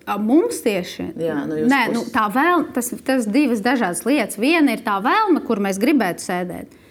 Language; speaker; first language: Latvian; non-native, local second language; Russian